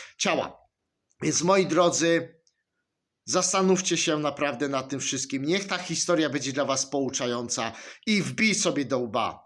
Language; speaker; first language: Polish; native; Polish